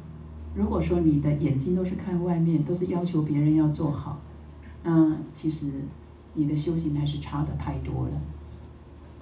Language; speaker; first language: Chinese; native; Chinese